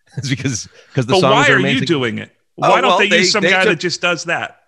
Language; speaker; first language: English; native; English